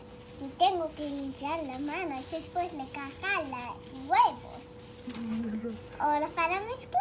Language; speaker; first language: Spanish; early bilingual, heritage; Spanish